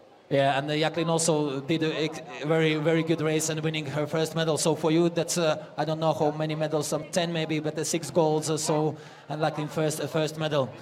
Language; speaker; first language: English; non-native, fluent; Latvian